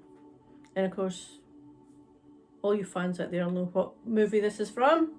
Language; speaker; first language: English; native; English